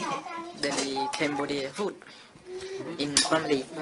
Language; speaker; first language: English; non-native, learner; Khmer